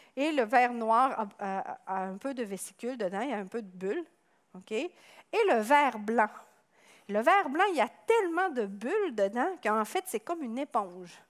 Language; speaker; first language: French; native; French